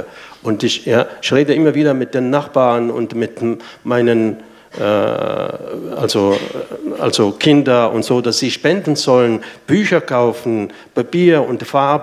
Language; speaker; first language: German; non-native, fluent; Arabic